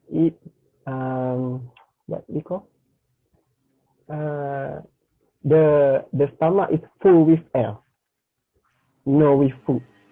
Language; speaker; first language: English; non-native, learner; Malay